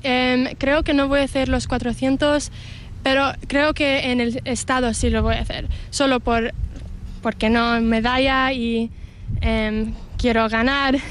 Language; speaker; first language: Spanish; early bilingual, heritage; Spanish